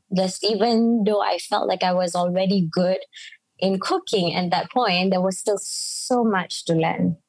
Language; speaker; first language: English; non-native, local second language; Malay